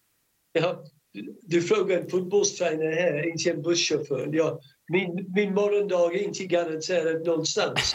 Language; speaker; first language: Swedish; non-native, fluent; English